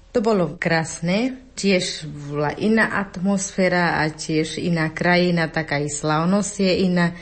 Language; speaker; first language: Slovak; non-native, learner; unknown